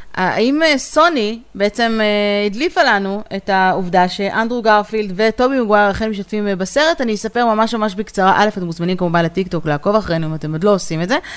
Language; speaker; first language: Hebrew; native; Hebrew